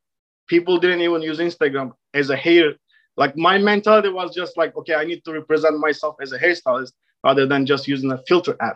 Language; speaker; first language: English; non-native, fluent; Turkish